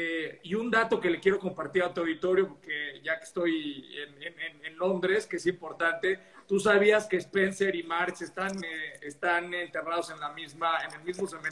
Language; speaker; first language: Spanish; native; Spanish